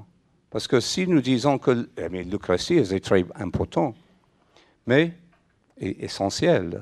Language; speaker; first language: French; non-native, fluent; English